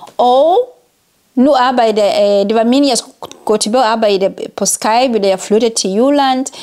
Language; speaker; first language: Danish; non-native, fluent; Ganda